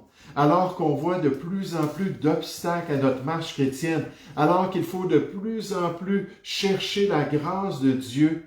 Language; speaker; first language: French; native; French